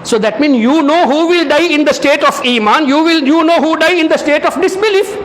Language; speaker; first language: English; non-native, local second language; Tamil